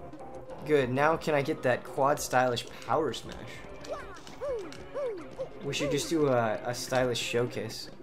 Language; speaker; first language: English; native; English